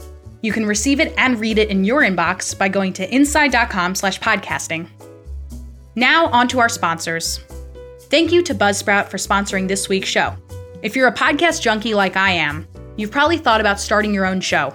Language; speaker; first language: English; native; English